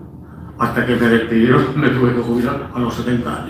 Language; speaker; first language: Spanish; native; Spanish